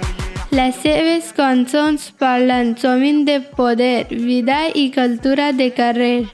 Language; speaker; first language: Catalan; non-native, learner; Punjabi